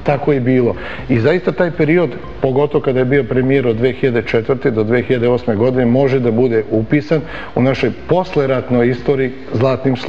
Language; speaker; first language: Serbian; native; Serbian